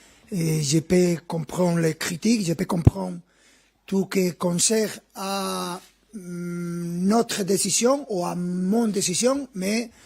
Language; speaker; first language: French; non-native, fluent; Spanish